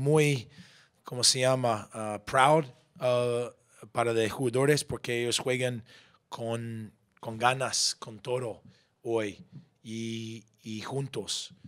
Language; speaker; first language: Spanish; non-native, learner; English